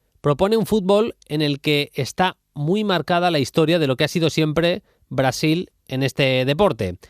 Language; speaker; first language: Spanish; native; Spanish